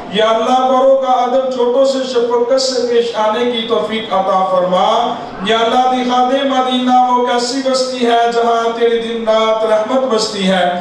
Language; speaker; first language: Urdu; non-native, local second language; Punjabi